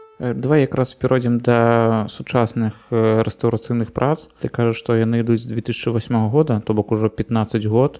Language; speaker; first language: Belarusian; native; Belarusian